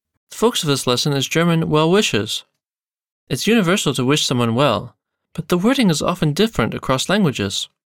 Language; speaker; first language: English; native; English